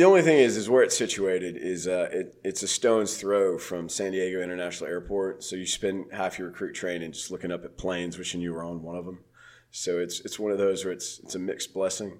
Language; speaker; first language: English; native; English